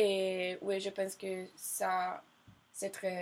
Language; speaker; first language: French; non-native, fluent; Italian